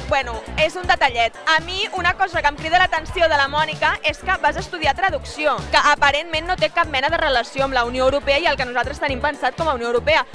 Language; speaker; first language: Catalan; native; Catalan